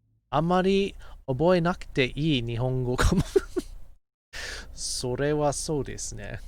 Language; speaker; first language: Japanese; non-native, fluent; English